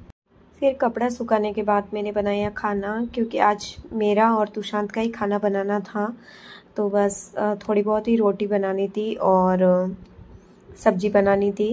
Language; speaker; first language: Hindi; native; Hindi